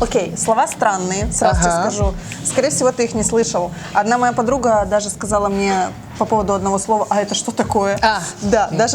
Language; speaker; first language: Russian; native; Russian